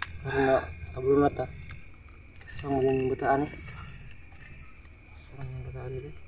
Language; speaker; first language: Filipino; non-native, local second language; Cebuano